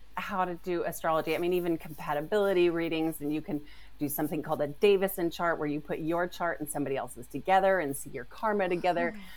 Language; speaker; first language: English; native; English